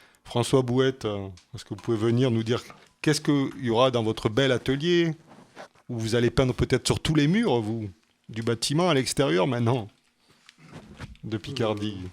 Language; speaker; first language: French; native; French